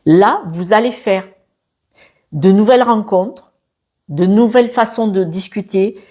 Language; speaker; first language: French; native; French